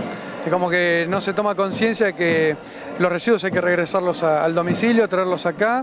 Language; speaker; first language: Spanish; native; Spanish